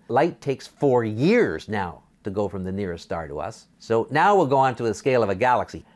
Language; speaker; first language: English; native; English